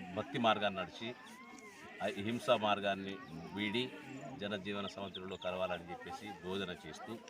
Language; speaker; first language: Telugu; non-native, local second language; Lambadi